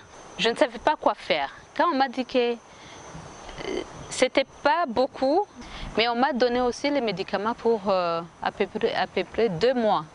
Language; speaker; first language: French; non-native, local second language; Kinyarwanda